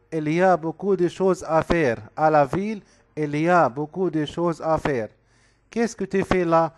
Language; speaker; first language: French; non-native, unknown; Arabic